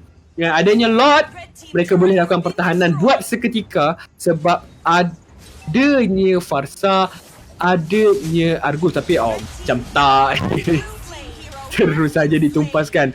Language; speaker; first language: Malay; native; Malay